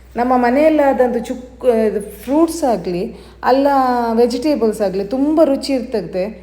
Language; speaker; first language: Kannada; non-native, local second language; Tulu